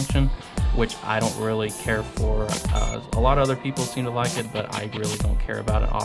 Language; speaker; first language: English; native; English